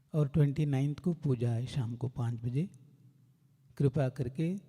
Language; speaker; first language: Hindi; non-native, local second language; Kannada